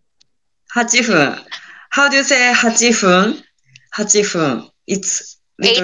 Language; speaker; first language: English; non-native, learner; Japanese